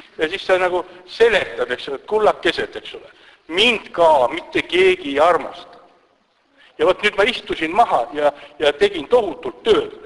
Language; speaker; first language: Estonian; non-native, local second language; Russian